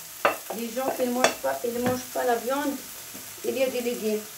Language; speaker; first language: French; non-native, learner; Arabic